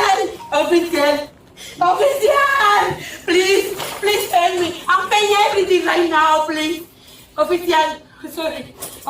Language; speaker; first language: English; non-native, learner; Spanish